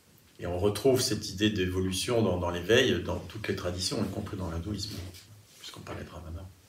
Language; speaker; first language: French; native; French